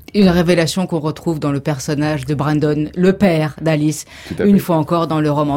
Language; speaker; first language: French; native; French